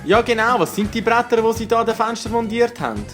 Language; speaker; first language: German; native; German